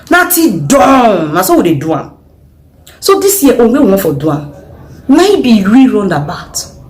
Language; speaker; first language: Nigerian Pidgin; non-native, local second language; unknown